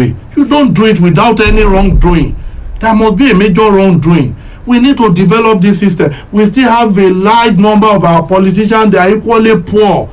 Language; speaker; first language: English; non-native, local second language; Yoruba